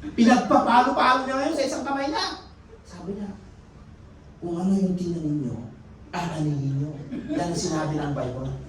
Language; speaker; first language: Filipino; non-native, local second language; Iloko